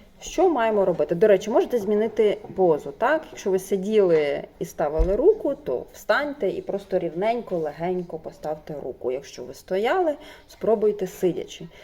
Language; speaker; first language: Ukrainian; non-native, local second language; Russian